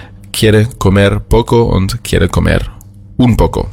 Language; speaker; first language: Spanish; non-native, fluent; German